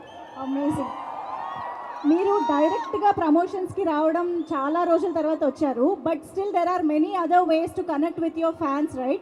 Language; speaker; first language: Telugu; native; Telugu